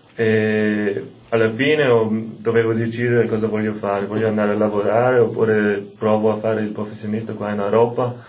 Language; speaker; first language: Italian; non-native, fluent; German